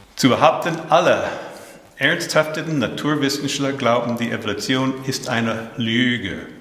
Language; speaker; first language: German; early bilingual, heritage; German